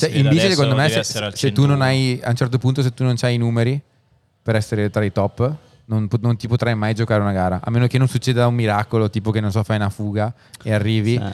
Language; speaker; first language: Italian; native; Italian